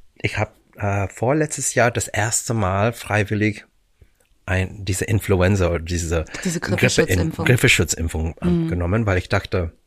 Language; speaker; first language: German; non-native, fluent; English